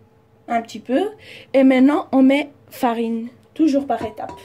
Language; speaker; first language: French; non-native, learner; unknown